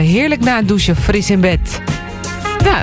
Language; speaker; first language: Dutch; native; Dutch